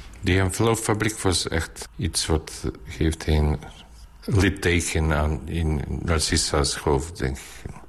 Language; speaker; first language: Dutch; non-native, learner; Bosnian